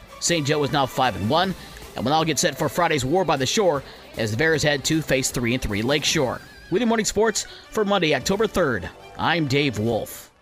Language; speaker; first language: English; native; English